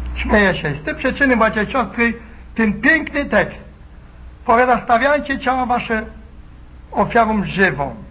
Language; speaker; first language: Polish; early bilingual, heritage; Polish